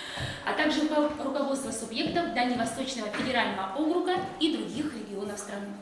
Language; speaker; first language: Russian; native; Russian